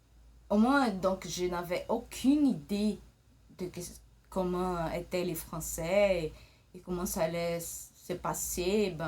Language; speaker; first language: French; early bilingual, other home language; Portuguese